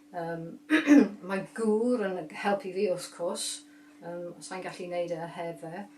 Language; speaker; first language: Welsh; non-native, learner; English